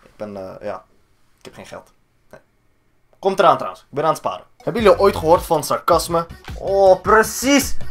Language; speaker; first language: Dutch; early bilingual, other home language; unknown